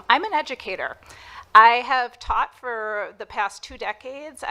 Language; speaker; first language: English; native; English